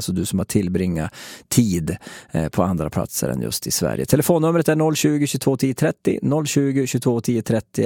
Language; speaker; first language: Swedish; native; Swedish